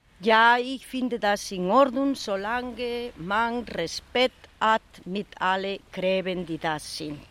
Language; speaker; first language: German; non-native, fluent; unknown